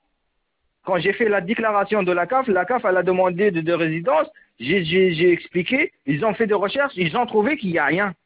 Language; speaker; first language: French; non-native, local second language; Arabic